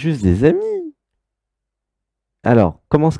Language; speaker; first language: French; native; French